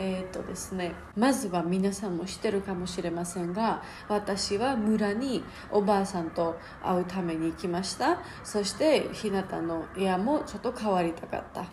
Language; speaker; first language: Japanese; non-native, learner; Georgian